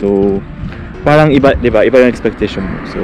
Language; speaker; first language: Filipino; non-native, fluent; Japanese